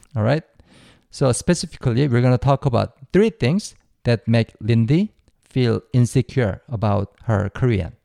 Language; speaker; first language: English; non-native, fluent; Korean